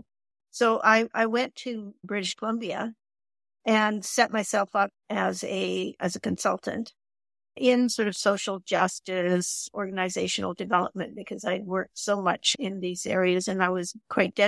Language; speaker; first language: English; native; English